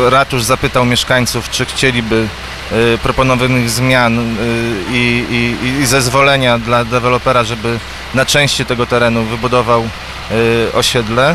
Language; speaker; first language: Polish; native; Polish